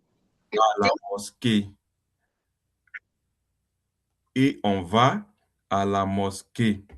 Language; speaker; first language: French; non-native, learner; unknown